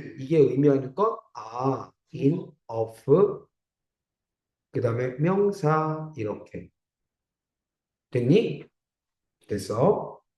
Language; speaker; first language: Korean; native; Korean